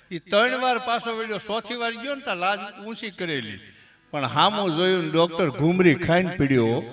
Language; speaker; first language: Gujarati; native; Gujarati